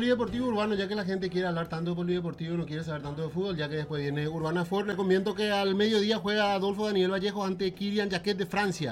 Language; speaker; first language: Spanish; native; Spanish